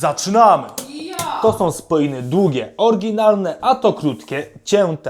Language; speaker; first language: Polish; native; Polish